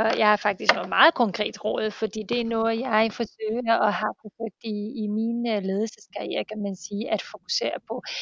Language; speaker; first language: Danish; non-native, fluent; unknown